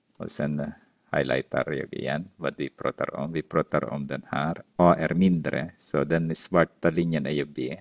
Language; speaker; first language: Swedish; non-native, fluent; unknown